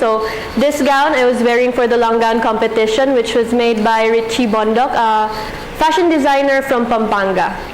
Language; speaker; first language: English; non-native, local second language; Filipino